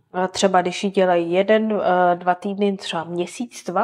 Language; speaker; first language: Czech; native; Czech